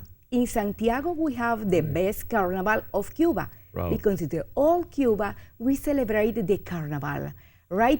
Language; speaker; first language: English; non-native, learner; Spanish